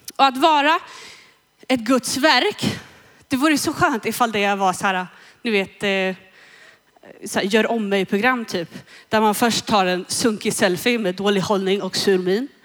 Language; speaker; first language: Swedish; native; Swedish